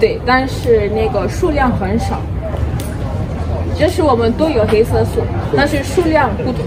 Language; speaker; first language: Chinese; non-native, fluent; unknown